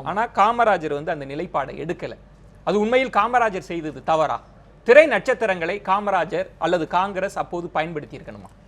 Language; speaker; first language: Tamil; native; Tamil